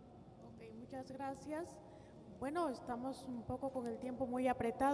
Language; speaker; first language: Spanish; native; Spanish